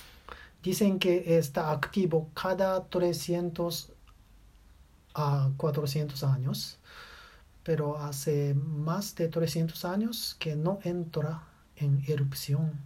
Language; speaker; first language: Spanish; non-native, learner; Japanese